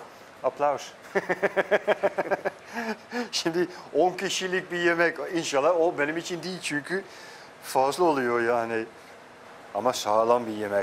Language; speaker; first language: Turkish; non-native, fluent; Dutch